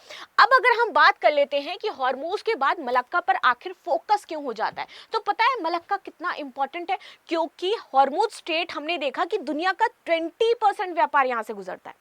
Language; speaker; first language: Hindi; native; Hindi